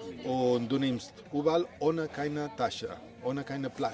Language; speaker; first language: German; non-native, learner; Spanish